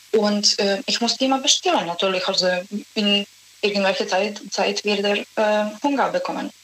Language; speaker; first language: German; non-native, learner; Serbian